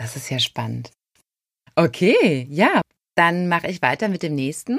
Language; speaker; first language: German; native; German